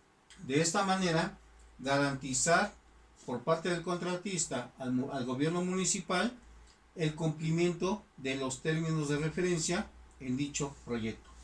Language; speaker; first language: Spanish; native; Spanish